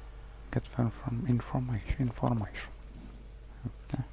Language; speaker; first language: English; non-native, learner; Lithuanian